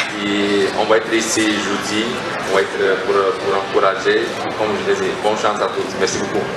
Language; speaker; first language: French; non-native, fluent; Romanian